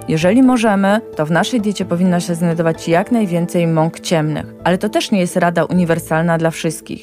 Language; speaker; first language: Polish; native; Polish